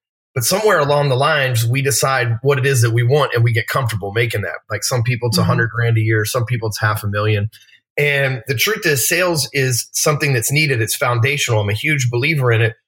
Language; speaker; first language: English; native; English